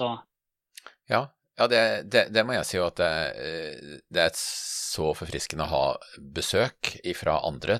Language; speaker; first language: Norwegian; native; Norwegian